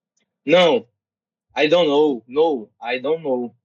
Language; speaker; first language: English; non-native, learner; Portuguese